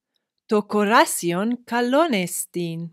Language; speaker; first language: Greek; non-native, fluent; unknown